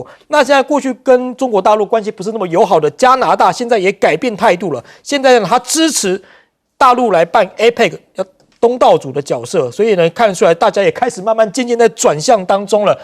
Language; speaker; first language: Chinese; native; Chinese